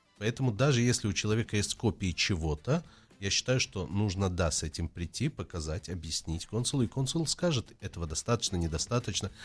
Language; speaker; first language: Russian; native; Russian